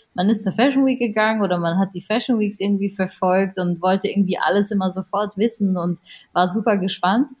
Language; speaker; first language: German; early bilingual, other home language; Japanese